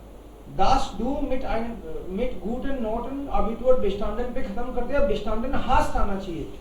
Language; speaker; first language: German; non-native, fluent; Hindi